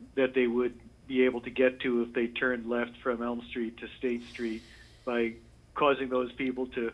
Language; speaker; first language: English; native; English